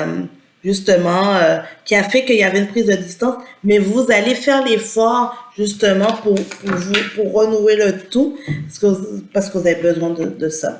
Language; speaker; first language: French; native; French